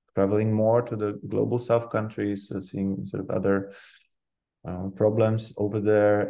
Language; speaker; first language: English; non-native, fluent; Polish